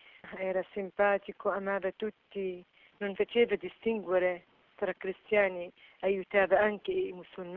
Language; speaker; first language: Italian; non-native, fluent; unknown